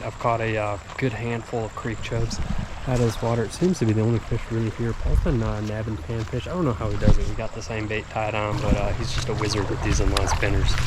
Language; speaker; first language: English; native; English